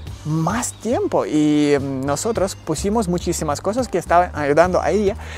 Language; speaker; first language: Spanish; non-native, learner; Ukrainian